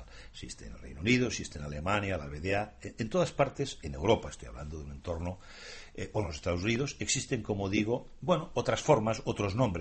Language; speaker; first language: Spanish; native; Spanish